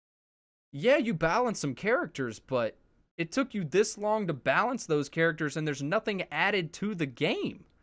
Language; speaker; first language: English; native; English